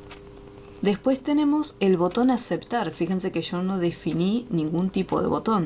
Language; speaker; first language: Spanish; native; Spanish